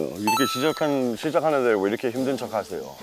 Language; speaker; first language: Korean; native; Korean